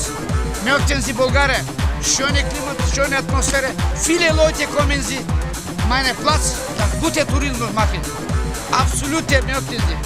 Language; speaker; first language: German; non-native, learner; Bulgarian